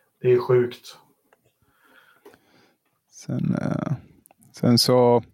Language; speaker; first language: Swedish; native; Swedish